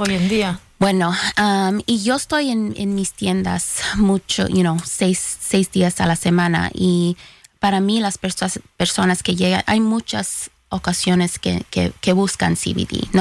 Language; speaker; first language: Spanish; early bilingual, heritage; Spanish